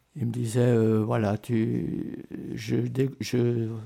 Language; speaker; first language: French; native; French